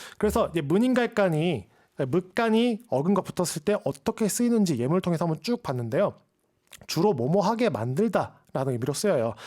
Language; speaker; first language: Korean; native; Korean